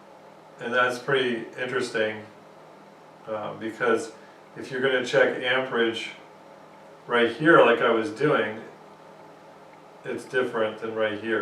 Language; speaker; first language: English; native; English